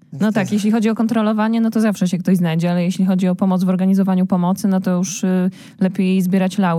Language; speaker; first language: Polish; native; Polish